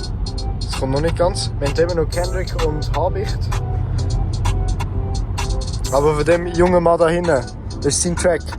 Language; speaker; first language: German; native; German